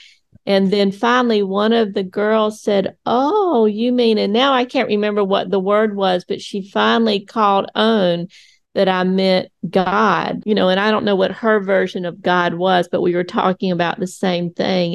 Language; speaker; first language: English; native; English